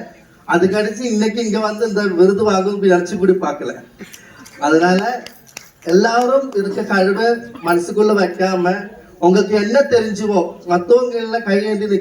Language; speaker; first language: Tamil; non-native, learner; Malayalam